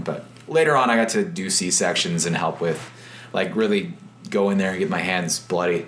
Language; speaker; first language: English; native; English